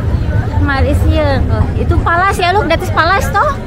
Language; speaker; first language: Dutch; non-native, learner; Indonesian